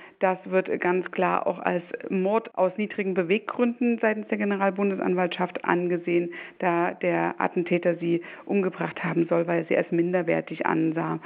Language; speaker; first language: German; native; German